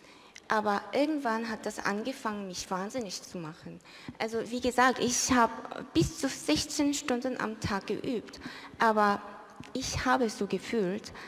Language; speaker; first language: German; early bilingual, other home language; Korean